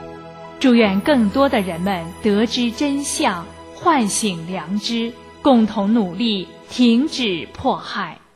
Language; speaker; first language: Chinese; native; Chinese